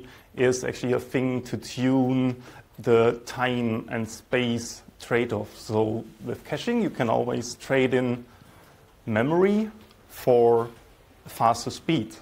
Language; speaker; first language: English; non-native, fluent; German